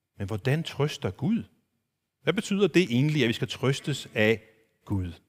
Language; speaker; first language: Danish; non-native, local second language; Faroese